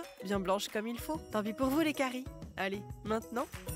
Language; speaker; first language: French; native; French